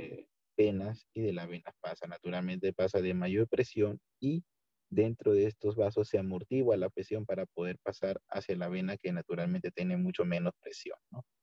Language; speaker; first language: Spanish; native; Spanish